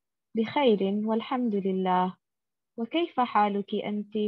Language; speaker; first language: Arabic; non-native, learner; Urdu